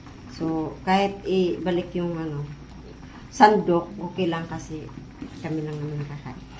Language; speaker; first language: Filipino; native; Filipino